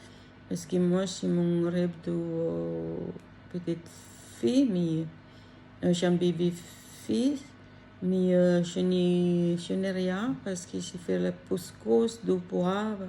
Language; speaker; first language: French; non-native, learner; Filipino